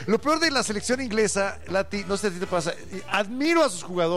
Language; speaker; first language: Spanish; native; Spanish